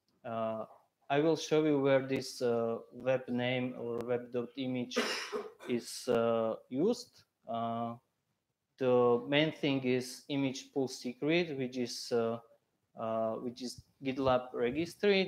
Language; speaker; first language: English; non-native, fluent; Slovak